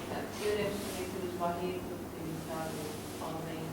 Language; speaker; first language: Portuguese; native; Portuguese